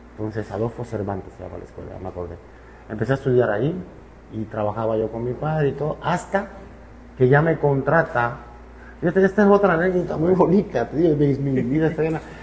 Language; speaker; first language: Spanish; native; Spanish